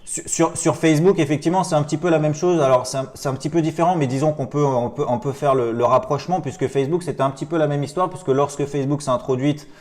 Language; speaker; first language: French; native; French